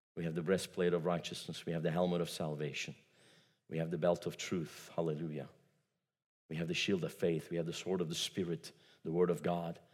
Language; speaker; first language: English; non-native, fluent; Turkish